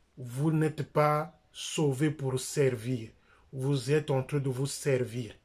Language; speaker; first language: French; non-native, local second language; Lingala